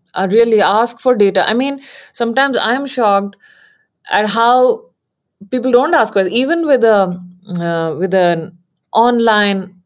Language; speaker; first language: English; non-native, local second language; Hindi